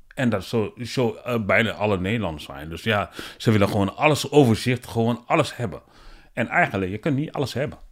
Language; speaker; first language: Dutch; non-native, learner; Wolof